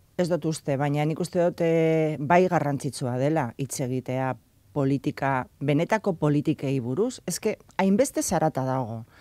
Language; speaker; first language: Basque; non-native, local second language; Spanish